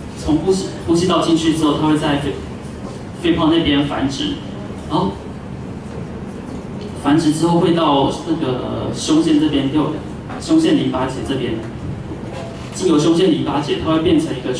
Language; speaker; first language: Chinese; native; Chinese